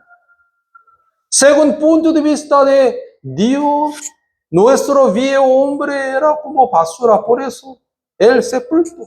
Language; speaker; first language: Spanish; non-native, fluent; Korean